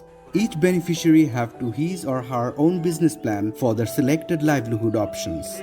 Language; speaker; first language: English; non-native, local second language; Bangla